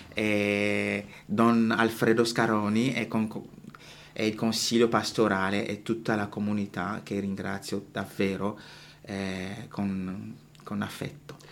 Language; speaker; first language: Italian; non-native, fluent; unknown